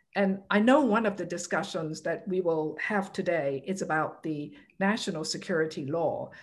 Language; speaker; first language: English; non-native, local second language; Cantonese